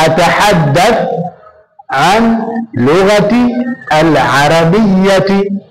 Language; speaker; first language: Arabic; non-native, fluent; Swahili